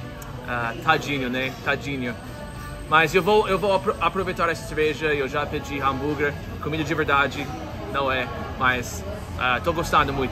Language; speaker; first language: Portuguese; non-native, learner; English